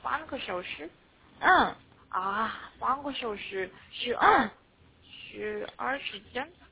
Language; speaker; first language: Chinese; non-native, learner; Korean